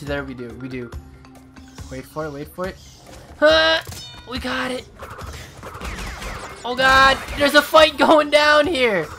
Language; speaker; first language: English; native; English